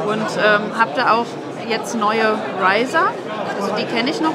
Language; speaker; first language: German; native; German